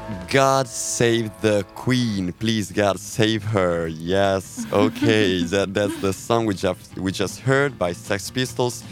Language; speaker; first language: English; non-native, fluent; Italian